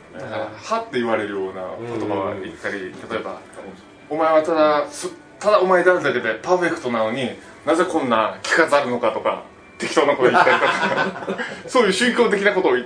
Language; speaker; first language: Japanese; native; Japanese